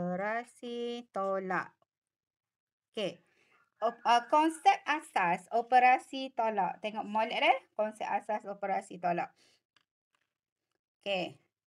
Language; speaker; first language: Malay; native; Malay